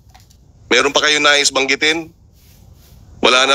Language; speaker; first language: Filipino; native; Filipino